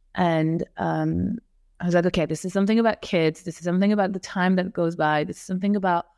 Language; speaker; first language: English; non-native, fluent; French